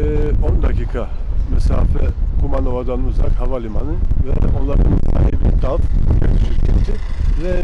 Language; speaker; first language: Turkish; non-native, learner; Macedonian